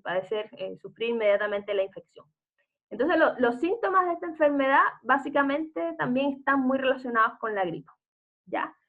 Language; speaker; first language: Spanish; native; Spanish